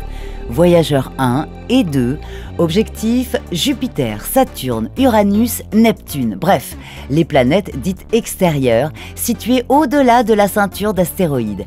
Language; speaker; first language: French; native; French